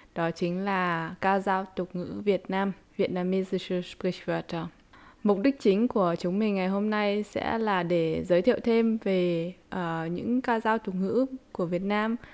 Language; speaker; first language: Vietnamese; early bilingual, heritage; Vietnamese